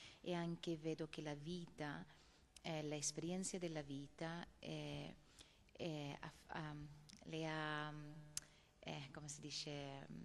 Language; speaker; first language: Italian; non-native, fluent; Swedish